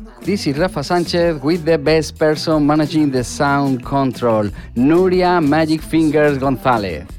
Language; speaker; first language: English; non-native, fluent; Spanish